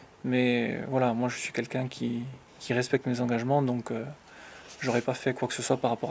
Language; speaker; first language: French; native; French